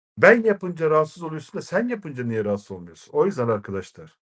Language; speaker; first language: Turkish; native; Turkish